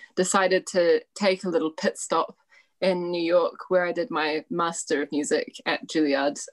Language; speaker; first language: English; native; English